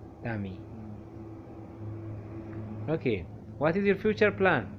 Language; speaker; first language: English; non-native, local second language; Amharic